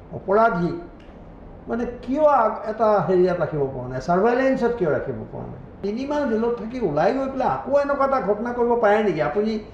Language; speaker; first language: Assamese; native; Assamese